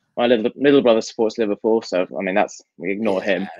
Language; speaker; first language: English; native; English